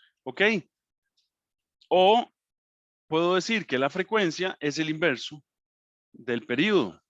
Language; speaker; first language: Spanish; native; Spanish